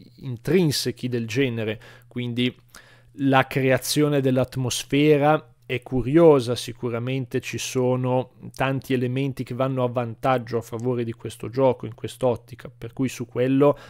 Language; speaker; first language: Italian; native; Italian